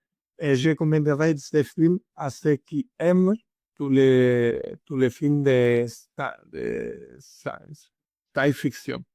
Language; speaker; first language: French; non-native, learner; Spanish